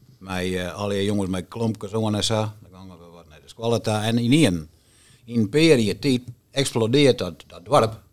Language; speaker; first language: Dutch; non-native, local second language; Western Frisian